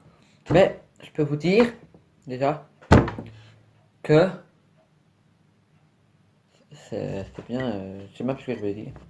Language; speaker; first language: French; native; French